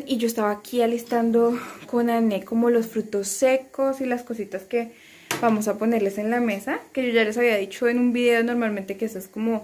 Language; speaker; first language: Spanish; native; Spanish